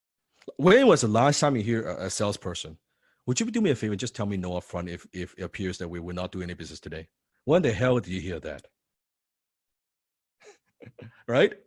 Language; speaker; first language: English; non-native, fluent; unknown